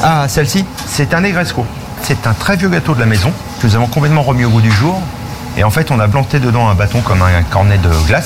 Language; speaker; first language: French; native; French